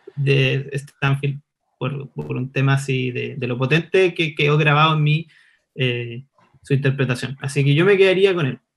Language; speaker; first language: Spanish; native; Spanish